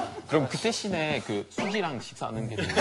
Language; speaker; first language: Korean; non-native, fluent; French